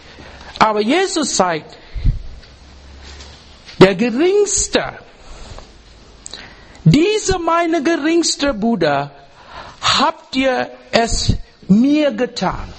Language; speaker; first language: German; non-native, learner; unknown